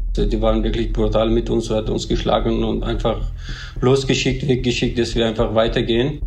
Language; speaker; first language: German; non-native, fluent; Persian